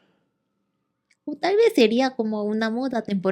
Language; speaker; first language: Spanish; non-native, learner; Korean